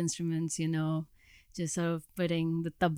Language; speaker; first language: English; non-native, local second language; Hindi